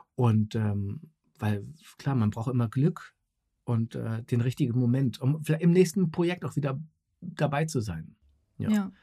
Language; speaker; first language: German; native; German